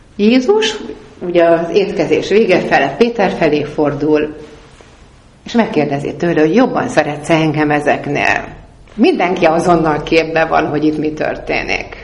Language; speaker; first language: Hungarian; native; Hungarian